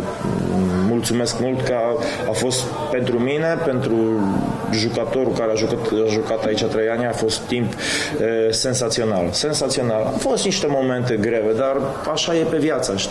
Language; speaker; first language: Romanian; non-native, fluent; Polish